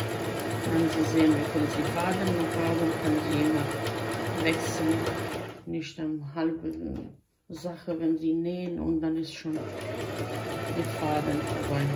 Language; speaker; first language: German; non-native, local second language; Bosnian